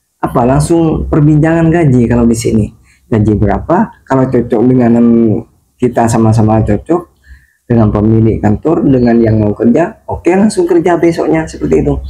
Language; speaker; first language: Indonesian; native; Indonesian